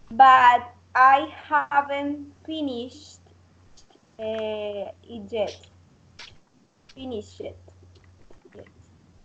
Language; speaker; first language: English; non-native, learner; Spanish